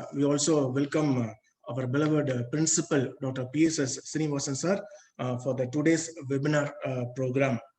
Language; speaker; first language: English; non-native, local second language; Tamil